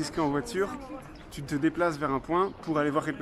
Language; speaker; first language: French; native; French